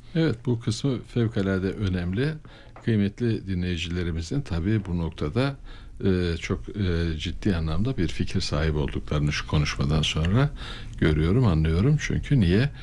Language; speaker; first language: Turkish; native; Turkish